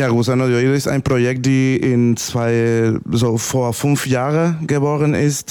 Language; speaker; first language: German; non-native, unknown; Spanish